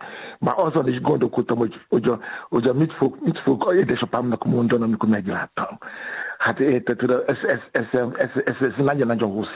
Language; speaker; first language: Hungarian; non-native, fluent; Yoruba